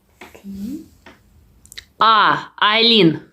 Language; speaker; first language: Turkish; non-native, learner; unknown